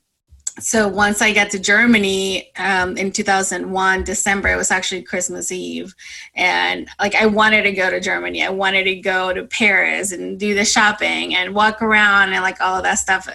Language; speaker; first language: English; non-native, fluent; Spanish